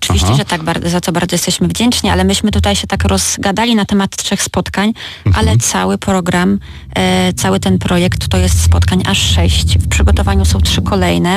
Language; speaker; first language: Polish; native; Polish